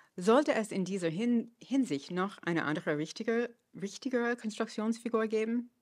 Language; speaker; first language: German; non-native, fluent; English